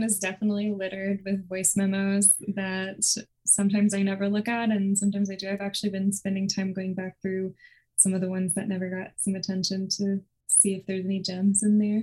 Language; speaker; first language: English; native; English